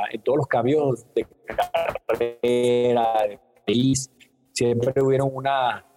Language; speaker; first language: Spanish; native; Spanish